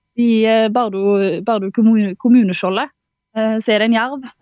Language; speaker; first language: Norwegian; native; Norwegian